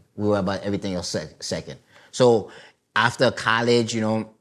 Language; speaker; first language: English; early bilingual, other home language; Haitian Creole